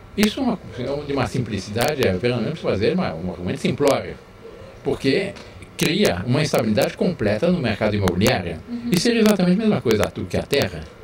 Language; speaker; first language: Portuguese; early bilingual, other home language; French